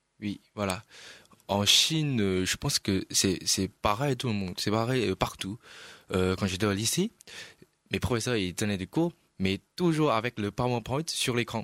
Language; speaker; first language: French; non-native, learner; Chinese